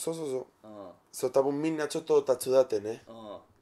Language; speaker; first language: Japanese; non-native, learner; Spanish